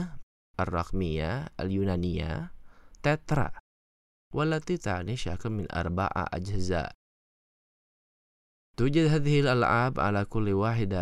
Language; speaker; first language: Arabic; non-native, fluent; Indonesian